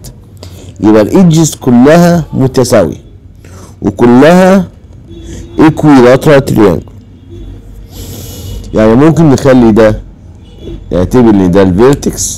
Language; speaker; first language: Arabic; native; Arabic